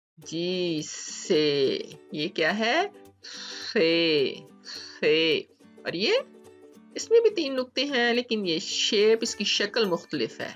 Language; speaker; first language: Urdu; native; Urdu